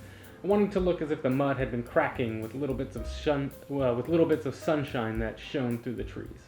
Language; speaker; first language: English; native; English